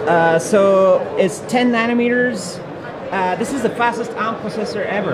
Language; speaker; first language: English; non-native, fluent; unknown